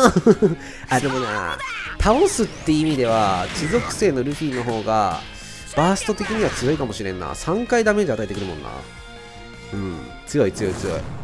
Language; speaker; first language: Japanese; native; Japanese